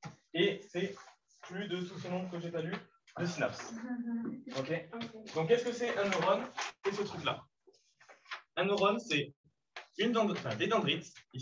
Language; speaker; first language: French; native; French